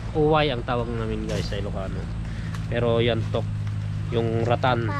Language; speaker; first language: Filipino; non-native, local second language; Iloko